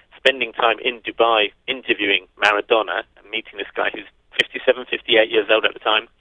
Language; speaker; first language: English; native; English